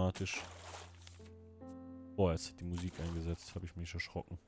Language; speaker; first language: German; native; German